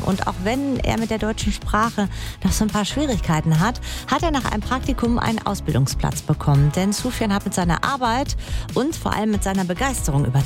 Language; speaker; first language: German; native; German